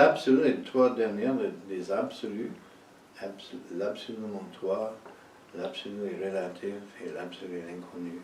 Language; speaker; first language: French; early bilingual, heritage; French